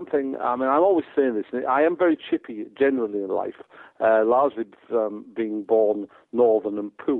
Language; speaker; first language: English; native; English